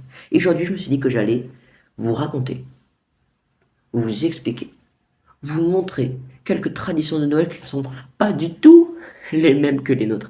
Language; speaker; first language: French; native; French